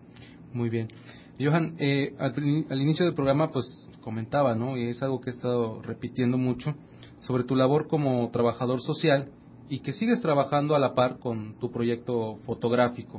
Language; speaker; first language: Spanish; native; Spanish